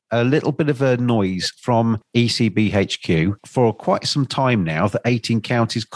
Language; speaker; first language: English; native; English